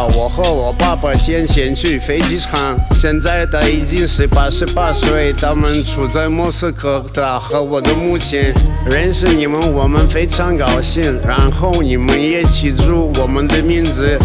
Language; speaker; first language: Chinese; non-native, learner; Russian